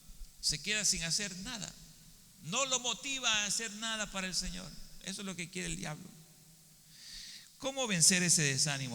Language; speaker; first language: Spanish; native; Spanish